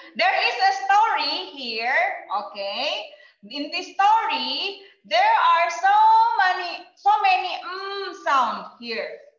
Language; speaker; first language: English; non-native, learner; Indonesian